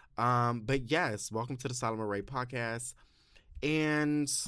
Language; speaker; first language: English; native; English